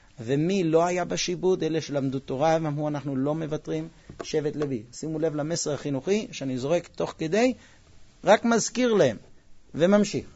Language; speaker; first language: Hebrew; non-native, fluent; English